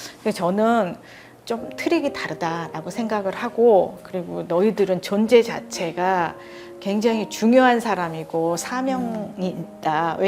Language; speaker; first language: Korean; native; Korean